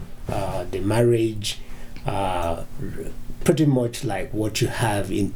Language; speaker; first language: English; non-native, local second language; Yoruba